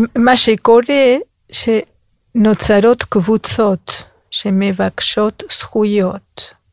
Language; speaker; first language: Hebrew; non-native, fluent; Spanish